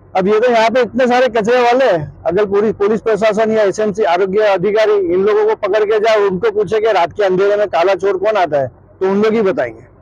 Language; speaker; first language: Hindi; non-native, local second language; Gujarati